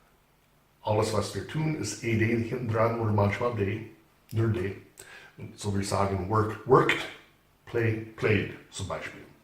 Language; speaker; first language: German; non-native, fluent; English